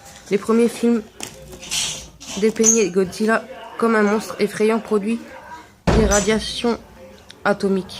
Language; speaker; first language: French; native; French